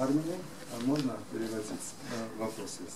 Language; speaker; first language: Russian; non-native, fluent; Armenian